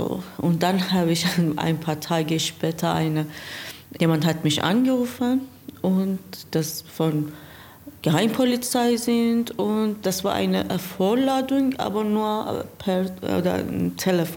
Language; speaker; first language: German; non-native, learner; Persian